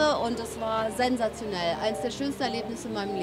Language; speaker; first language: German; native; German